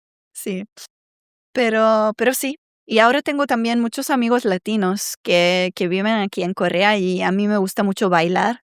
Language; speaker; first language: Spanish; non-native, fluent; Serbian